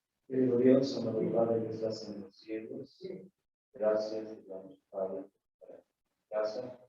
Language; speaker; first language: Spanish; non-native, learner; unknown